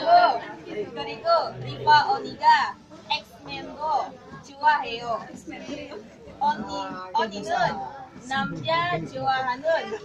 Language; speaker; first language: Korean; non-native, learner; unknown